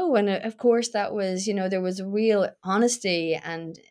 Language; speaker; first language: English; native; English